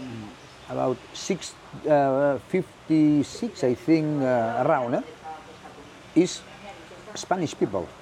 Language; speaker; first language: English; non-native, learner; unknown